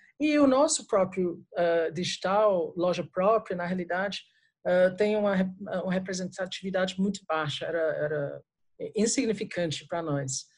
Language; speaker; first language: Portuguese; non-native, fluent; English